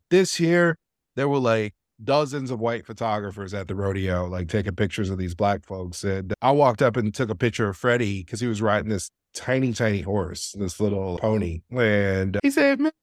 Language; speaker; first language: English; native; English